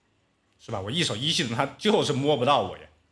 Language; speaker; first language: Chinese; native; Chinese